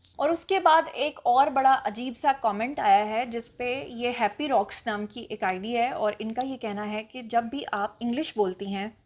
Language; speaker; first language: Urdu; non-native, local second language; Punjabi